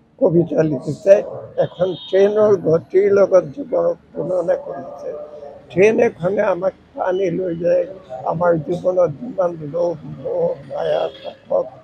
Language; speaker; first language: Assamese; native; Assamese